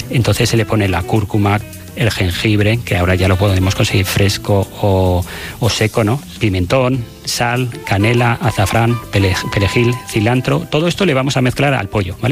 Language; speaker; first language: Spanish; native; Spanish